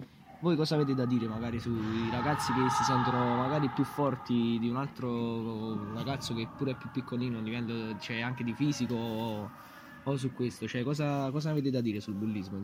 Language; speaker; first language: Italian; native; Italian